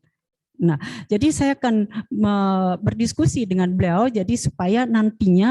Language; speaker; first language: Indonesian; native; Indonesian